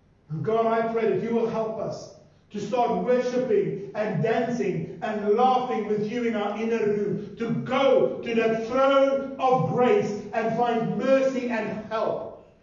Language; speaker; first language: English; non-native, local second language; Afrikaans